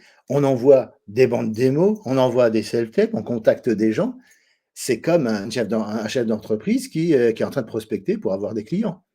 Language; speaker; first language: French; native; French